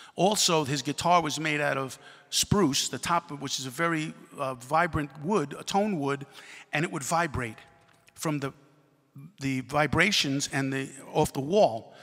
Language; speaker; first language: English; native; English